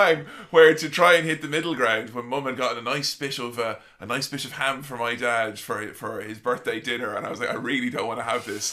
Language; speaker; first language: English; native; English